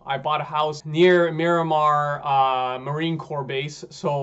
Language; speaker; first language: English; native; English